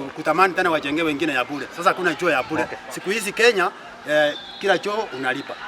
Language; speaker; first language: Swahili; non-native, local second language; Gusii